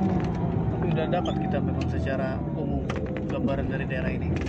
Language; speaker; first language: Indonesian; native; Indonesian